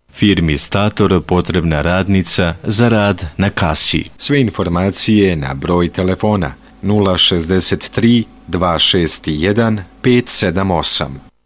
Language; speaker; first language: Serbian; native; Serbian